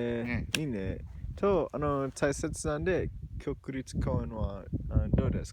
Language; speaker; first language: Japanese; non-native, learner; English